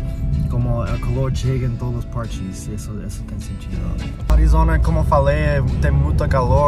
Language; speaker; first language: Portuguese; non-native, fluent; English